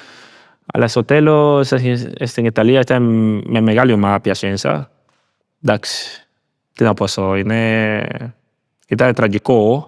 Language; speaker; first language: Greek; non-native, learner; Spanish